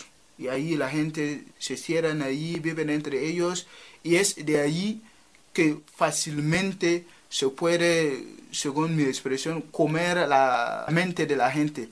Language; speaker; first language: Spanish; non-native, fluent; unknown